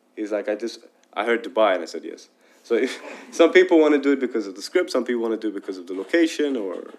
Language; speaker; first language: English; non-native, fluent; Arabic